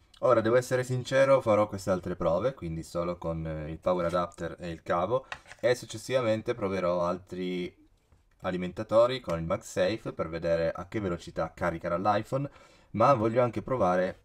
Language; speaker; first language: Italian; native; Italian